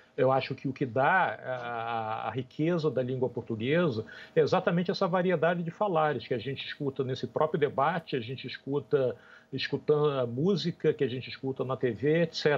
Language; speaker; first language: Portuguese; native; Portuguese